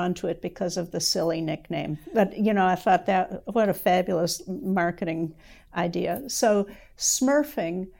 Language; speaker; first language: English; native; English